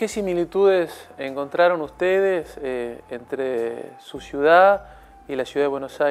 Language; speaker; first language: Spanish; native; Spanish